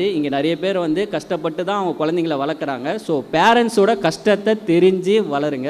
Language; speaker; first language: Tamil; native; Tamil